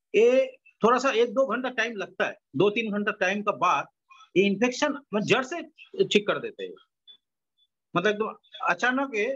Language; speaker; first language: Hindi; non-native, local second language; Bangla